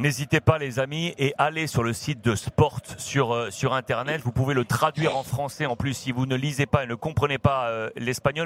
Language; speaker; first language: French; native; French